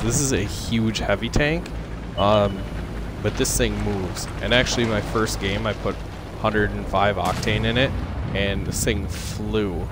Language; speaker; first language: English; native; English